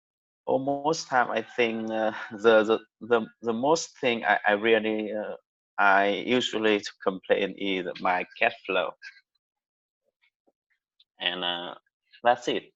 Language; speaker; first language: English; non-native, learner; Vietnamese